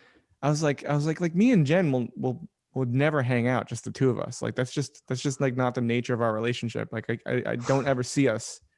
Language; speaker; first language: English; native; English